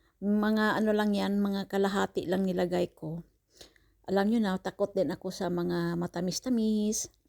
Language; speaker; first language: Filipino; non-native, local second language; Cebuano